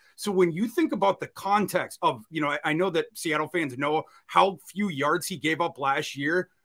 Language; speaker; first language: English; native; English